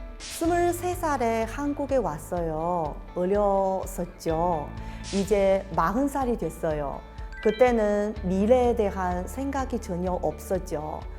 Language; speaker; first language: Korean; non-native, fluent; Chinese